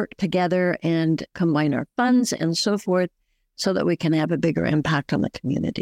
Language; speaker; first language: English; native; English